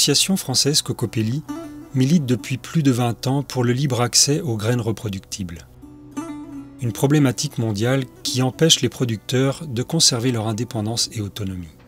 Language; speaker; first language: French; native; French